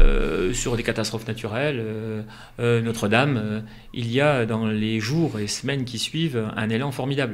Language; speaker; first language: French; native; French